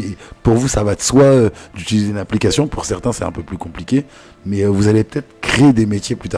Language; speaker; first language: French; native; French